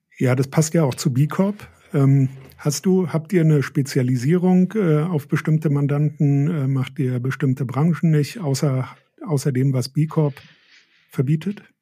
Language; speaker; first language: German; native; German